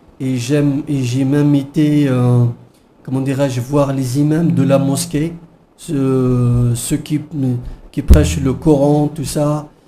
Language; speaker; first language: French; non-native, local second language; Kabyle